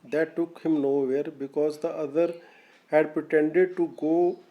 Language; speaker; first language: English; non-native, local second language; Punjabi